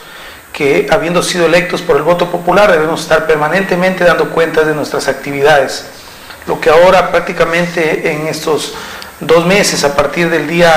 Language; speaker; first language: Spanish; native; Spanish